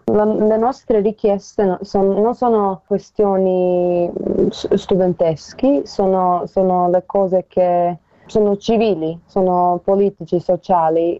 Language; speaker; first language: Italian; non-native, learner; Serbian